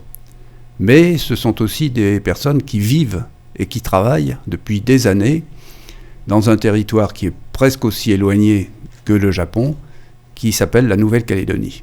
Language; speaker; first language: French; native; French